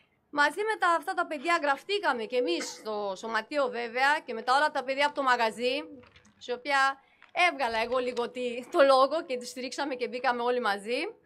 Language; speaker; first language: Greek; non-native, fluent; Romanian